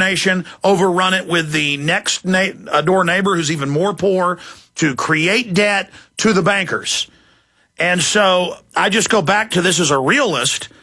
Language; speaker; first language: English; native; English